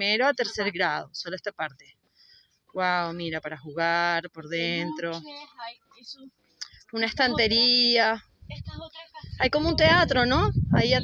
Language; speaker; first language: Spanish; native; Spanish